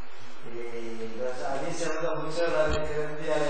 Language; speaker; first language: Spanish; non-native, learner; Korean